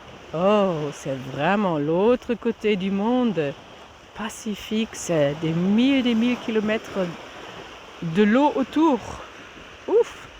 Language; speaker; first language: French; non-native, fluent; German